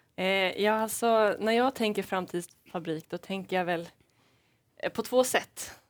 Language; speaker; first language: Swedish; native; Swedish